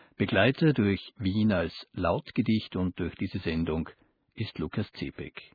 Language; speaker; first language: German; native; German